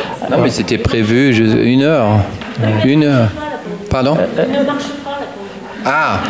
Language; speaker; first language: French; non-native, fluent; German